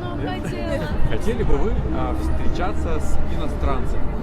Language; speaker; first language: Russian; native; Russian